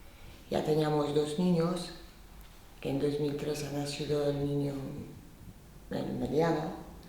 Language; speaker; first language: Spanish; non-native, fluent; Polish